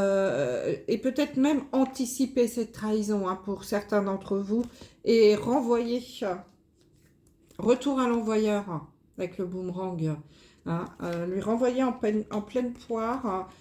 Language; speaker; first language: French; native; French